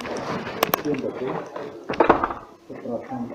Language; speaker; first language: Polish; non-native, learner; Slovenian